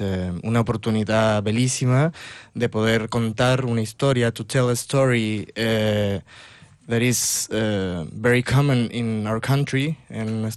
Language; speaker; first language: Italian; non-native, learner; Spanish